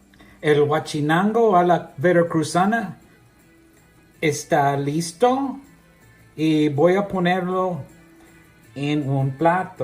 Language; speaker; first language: Spanish; non-native, learner; English